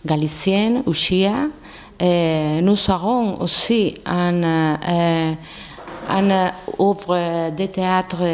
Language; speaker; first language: French; non-native, learner; Spanish